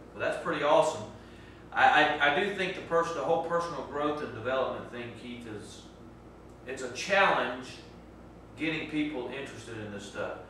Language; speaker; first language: English; native; English